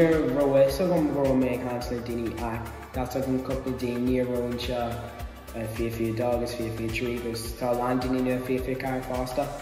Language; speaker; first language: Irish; non-native, learner; English